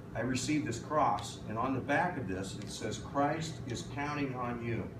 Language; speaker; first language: English; native; English